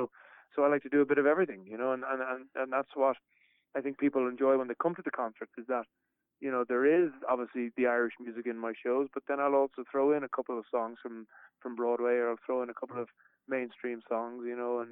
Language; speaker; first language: English; native; English